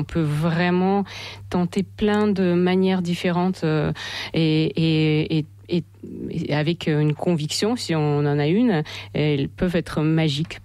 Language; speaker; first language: French; non-native, fluent; Russian